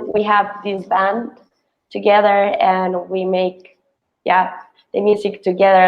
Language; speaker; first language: English; non-native, fluent; Spanish